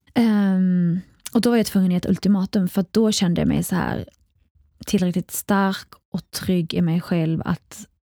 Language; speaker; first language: Swedish; early bilingual, other home language; Arabic